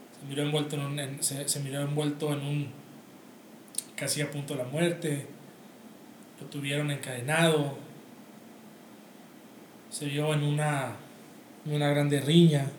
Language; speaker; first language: Spanish; native; Spanish